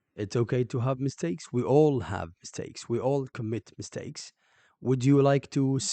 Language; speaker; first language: English; non-native, fluent; Arabic